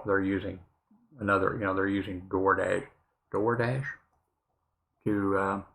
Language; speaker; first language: English; native; English